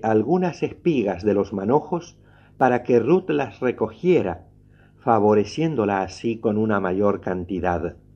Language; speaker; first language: Spanish; native; Spanish